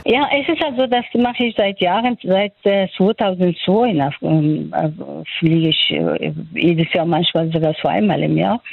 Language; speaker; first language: German; non-native, fluent; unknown